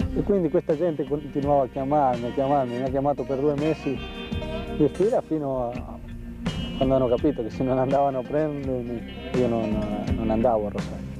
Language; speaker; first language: Italian; non-native, fluent; Spanish